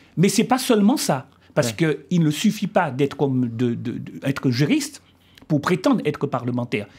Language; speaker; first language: French; native; French